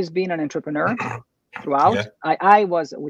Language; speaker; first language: English; non-native, fluent; Italian